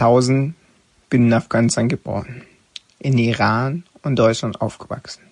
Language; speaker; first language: German; non-native, learner; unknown